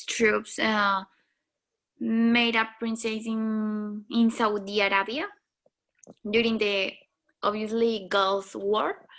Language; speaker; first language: English; non-native, learner; Spanish